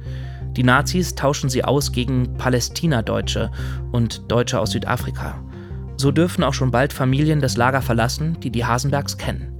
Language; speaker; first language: German; native; German